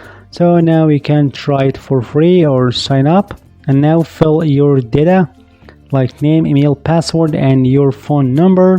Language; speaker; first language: English; non-native, fluent; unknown